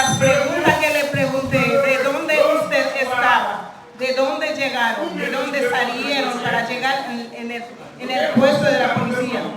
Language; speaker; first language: Spanish; non-native, fluent; Haitian Creole